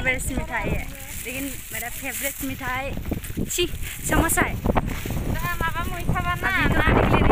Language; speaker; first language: Hindi; non-native, local second language; Bodo